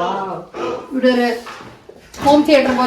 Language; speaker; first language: Hindi; non-native, local second language; Malayalam